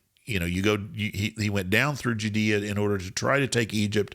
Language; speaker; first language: English; native; English